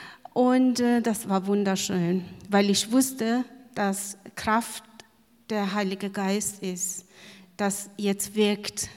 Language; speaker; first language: German; non-native, fluent; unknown